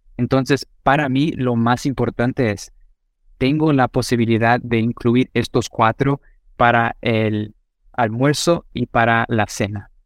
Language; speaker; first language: Spanish; non-native, fluent; Portuguese